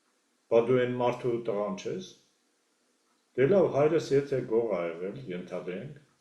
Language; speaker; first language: Armenian; native; Armenian